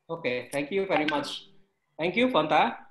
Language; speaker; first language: English; non-native, learner; Indonesian